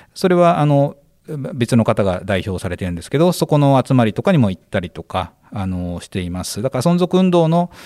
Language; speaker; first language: Japanese; native; Japanese